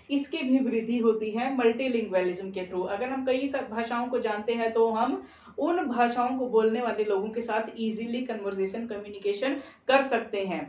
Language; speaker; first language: Hindi; non-native, local second language; Punjabi